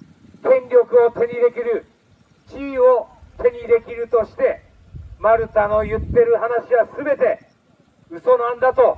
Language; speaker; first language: Japanese; native; Japanese